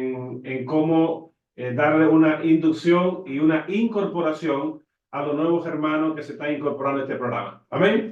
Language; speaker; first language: Spanish; native; Spanish